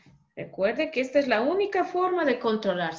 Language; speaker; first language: Spanish; native; Spanish